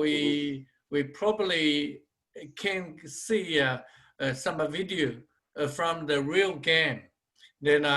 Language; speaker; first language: English; non-native, fluent; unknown